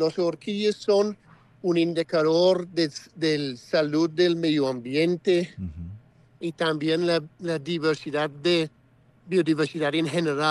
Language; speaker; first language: Spanish; non-native, fluent; English